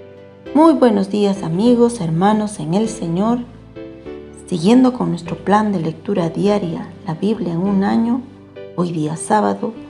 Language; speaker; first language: Spanish; native; Spanish